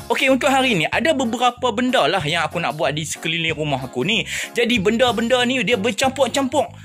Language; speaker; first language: Malay; native; Malay